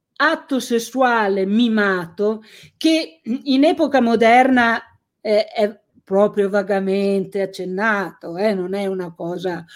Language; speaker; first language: Italian; native; Italian